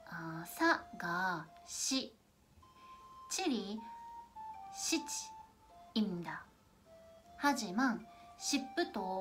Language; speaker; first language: Korean; non-native, fluent; Japanese